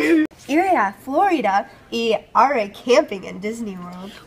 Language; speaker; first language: Spanish; non-native, learner; English